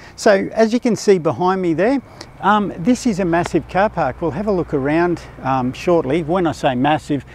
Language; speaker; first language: English; native; English